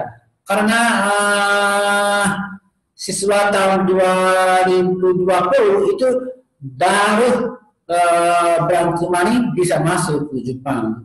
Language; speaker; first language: Indonesian; non-native, learner; Japanese